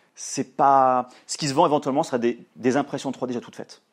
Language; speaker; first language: French; native; French